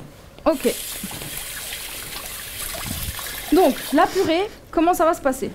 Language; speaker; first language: French; native; French